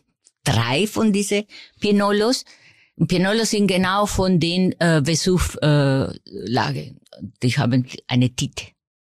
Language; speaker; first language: German; non-native, fluent; Spanish